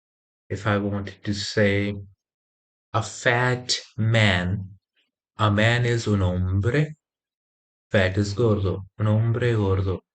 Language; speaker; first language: Spanish; non-native, fluent; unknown